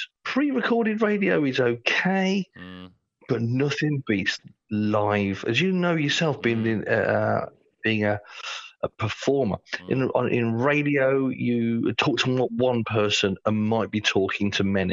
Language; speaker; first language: English; native; English